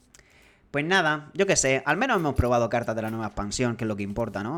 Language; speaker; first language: Spanish; native; Spanish